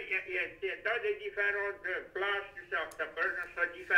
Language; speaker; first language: French; native; French